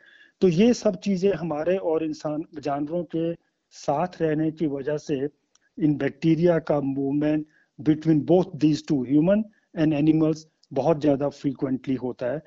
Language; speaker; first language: Hindi; native; Hindi